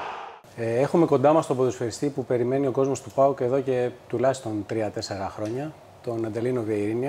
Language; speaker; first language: Greek; native; Greek